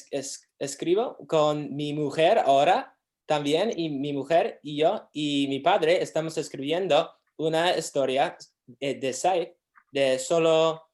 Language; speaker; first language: Spanish; non-native, learner; English